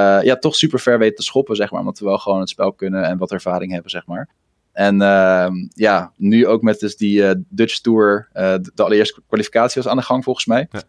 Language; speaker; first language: Dutch; early bilingual, other home language; Russian